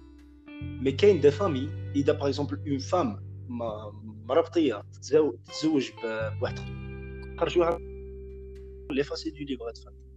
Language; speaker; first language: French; non-native, local second language; Kabyle